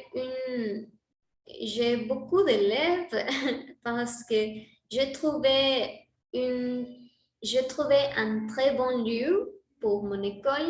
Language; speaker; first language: French; non-native, learner; Spanish